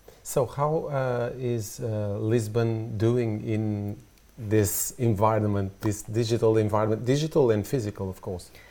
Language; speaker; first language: English; non-native, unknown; Portuguese